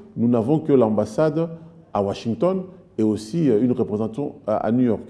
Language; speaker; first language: French; non-native, local second language; Lingala